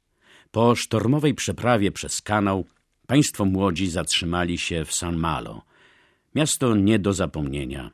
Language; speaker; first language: Polish; native; Polish